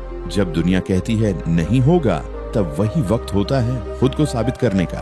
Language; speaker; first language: Hindi; native; Hindi